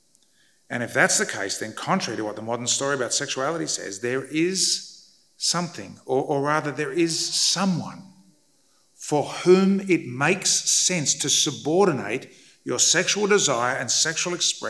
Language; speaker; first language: English; native; English